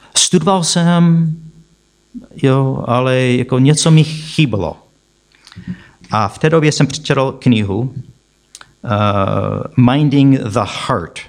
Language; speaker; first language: Czech; non-native, fluent; English